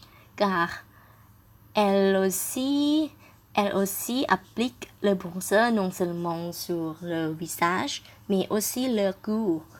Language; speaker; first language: French; non-native, fluent; Thai